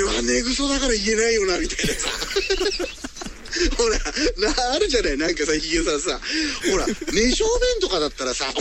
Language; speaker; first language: Japanese; native; Japanese